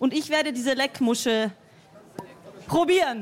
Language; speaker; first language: German; native; German